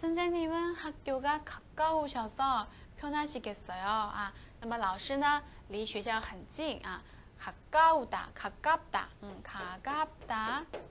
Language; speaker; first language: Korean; non-native, fluent; Chinese